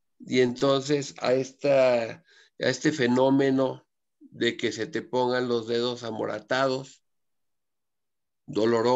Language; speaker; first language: Spanish; native; Spanish